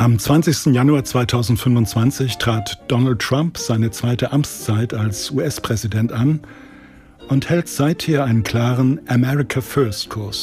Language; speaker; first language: German; native; German